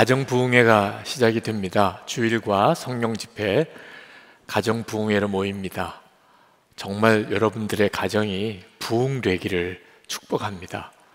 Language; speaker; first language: Korean; native; Korean